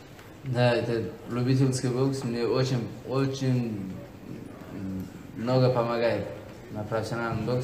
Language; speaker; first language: Russian; non-native, learner; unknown